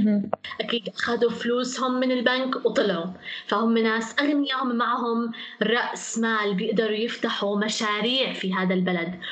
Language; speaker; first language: Arabic; native; Arabic